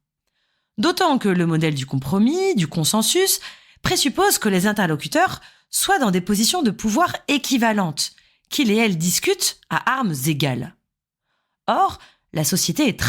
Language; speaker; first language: French; native; French